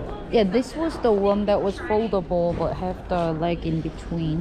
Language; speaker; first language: English; non-native, fluent; Korean